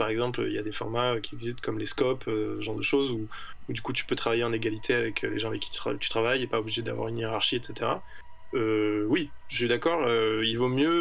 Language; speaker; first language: French; native; French